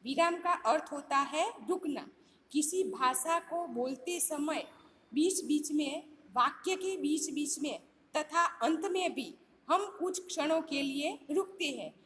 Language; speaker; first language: Hindi; non-native, local second language; Gujarati